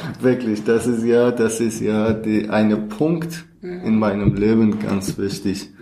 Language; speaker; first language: German; non-native, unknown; Kurdish